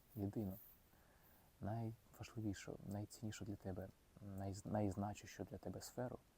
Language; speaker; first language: Ukrainian; non-native, local second language; Russian